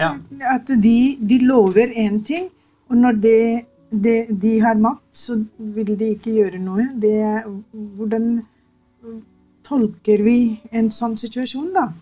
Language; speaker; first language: Norwegian; non-native, fluent; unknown